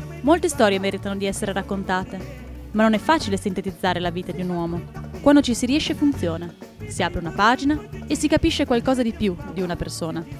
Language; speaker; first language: Italian; native; Italian